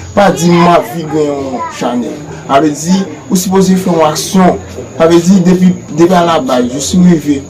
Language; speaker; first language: French; non-native, learner; Haitian Creole